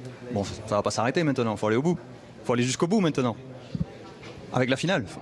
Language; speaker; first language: French; native; French